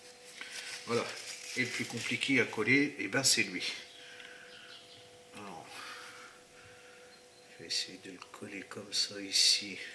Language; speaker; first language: French; native; French